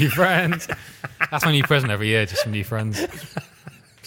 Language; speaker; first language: English; native; English